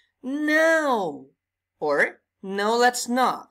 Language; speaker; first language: English; non-native, fluent; Turkish